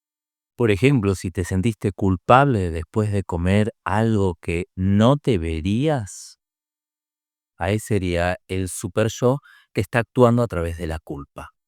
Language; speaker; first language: Spanish; native; Spanish